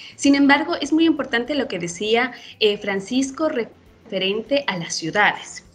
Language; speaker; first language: Spanish; native; Spanish